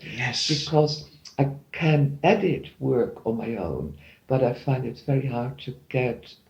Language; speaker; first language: English; non-native, fluent; Dutch